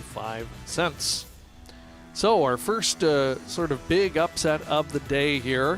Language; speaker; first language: English; native; English